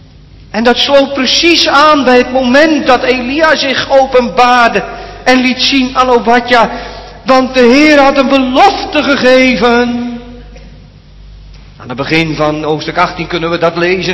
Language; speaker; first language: Dutch; native; Dutch